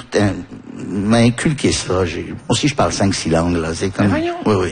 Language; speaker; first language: French; early bilingual, other home language; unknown